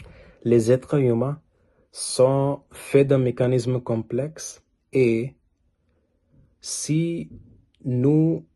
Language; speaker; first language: French; non-native, learner; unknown